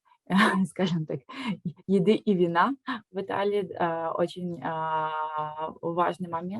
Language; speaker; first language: Russian; native; Russian